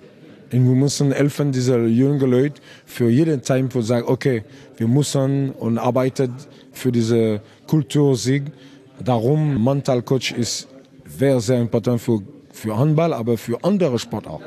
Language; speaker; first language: German; non-native, learner; French